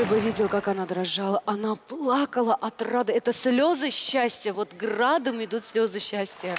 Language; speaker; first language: Russian; non-native, local second language; Uzbek